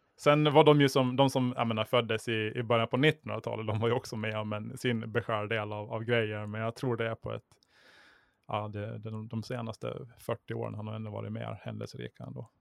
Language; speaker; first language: Swedish; native; Swedish